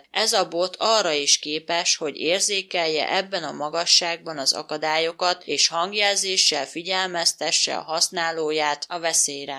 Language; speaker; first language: Hungarian; native; Hungarian